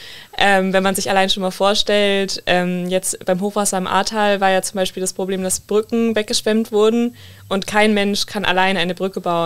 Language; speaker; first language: German; native; German